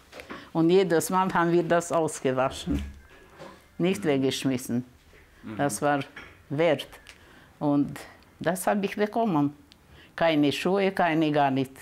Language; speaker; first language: German; early bilingual, heritage; German